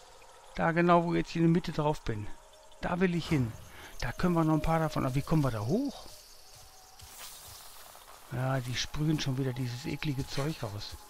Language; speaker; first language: German; native; German